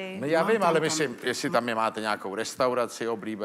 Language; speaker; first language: Czech; native; Czech